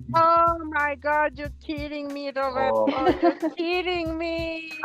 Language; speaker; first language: English; non-native, fluent; Spanish